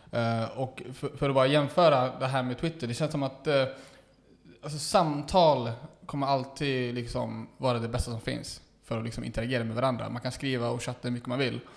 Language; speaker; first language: Swedish; native; Swedish